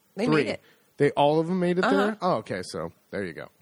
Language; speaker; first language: English; native; English